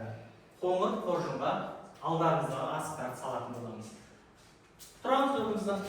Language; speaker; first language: Kazakh; native; Kazakh